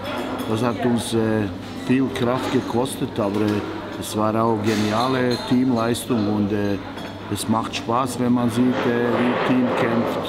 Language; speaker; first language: German; non-native, fluent; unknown